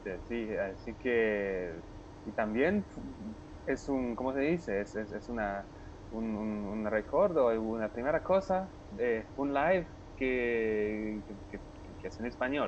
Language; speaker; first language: Spanish; non-native, fluent; French